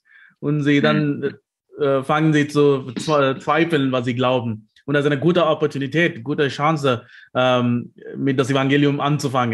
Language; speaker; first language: German; non-native, fluent; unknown